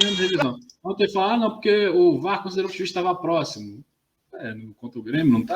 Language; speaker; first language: Portuguese; native; Portuguese